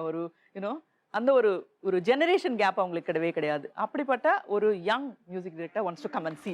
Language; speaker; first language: Tamil; native; Tamil